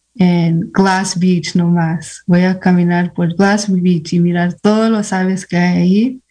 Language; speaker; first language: Spanish; early bilingual, heritage; Spanish